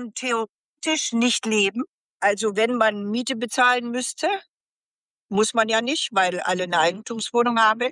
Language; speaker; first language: German; native; German